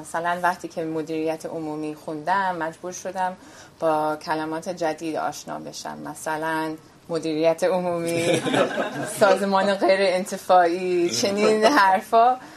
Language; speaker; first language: Persian; early bilingual, heritage; Persian